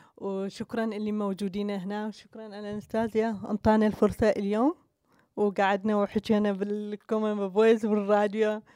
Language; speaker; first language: Arabic; non-native, local second language; Kurdish